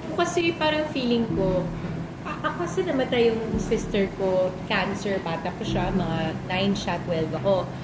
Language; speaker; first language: Filipino; native; Filipino